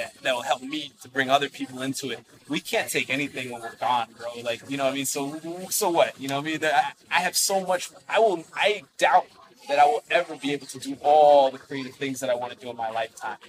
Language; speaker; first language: English; native; English